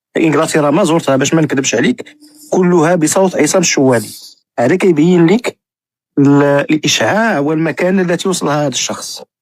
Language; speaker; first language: Arabic; native; Arabic